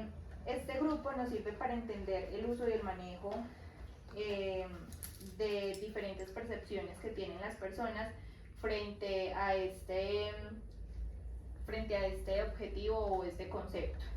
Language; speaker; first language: Spanish; native; Spanish